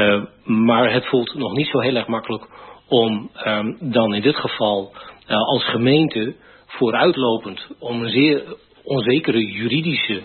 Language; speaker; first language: Dutch; native; Dutch